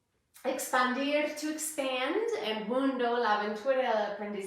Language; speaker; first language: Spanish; non-native, fluent; English